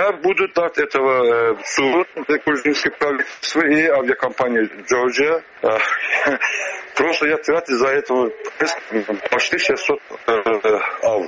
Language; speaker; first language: Russian; non-native, learner; Azerbaijani